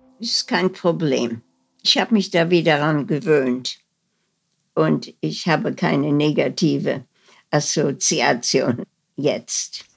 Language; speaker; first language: German; early bilingual, heritage; German